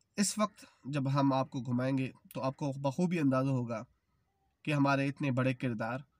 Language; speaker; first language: Urdu; non-native, local second language; Sindhi